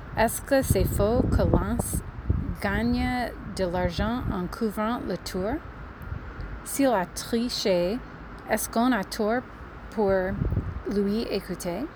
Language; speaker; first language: French; non-native, learner; English